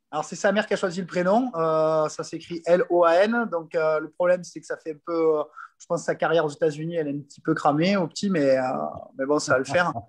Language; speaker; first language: French; native; French